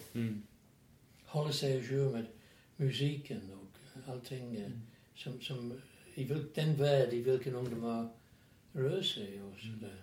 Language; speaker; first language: Swedish; non-native, fluent; English